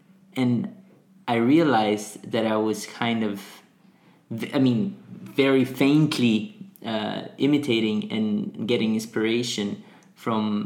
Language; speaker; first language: English; non-native, fluent; Portuguese